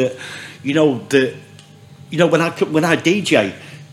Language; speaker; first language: English; native; English